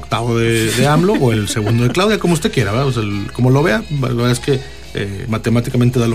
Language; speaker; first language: Spanish; native; Spanish